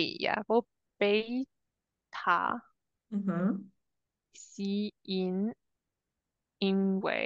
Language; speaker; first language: Chinese; non-native, learner; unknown